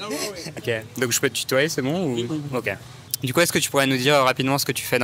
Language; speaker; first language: French; native; French